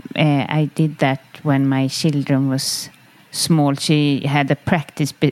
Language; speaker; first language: English; non-native, fluent; Swedish